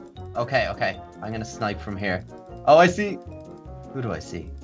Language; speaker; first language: English; native; English